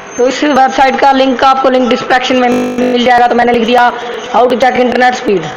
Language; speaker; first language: Urdu; non-native, local second language; Punjabi